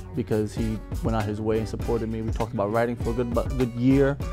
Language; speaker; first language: English; early bilingual, other home language; Spanish